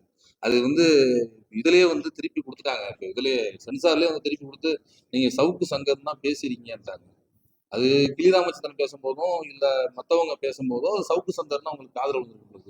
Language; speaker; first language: Tamil; native; Tamil